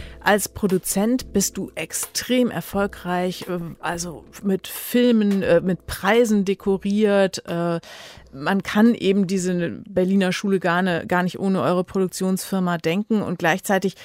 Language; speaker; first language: German; native; German